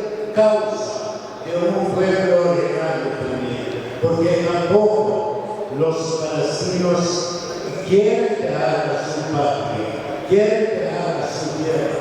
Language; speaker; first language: Spanish; non-native, fluent; Arabic